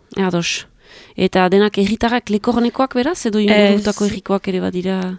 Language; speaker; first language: Basque; native; Basque